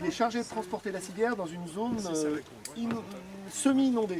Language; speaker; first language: French; native; French